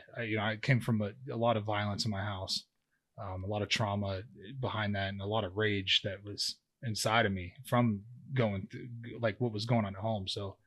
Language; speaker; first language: English; native; English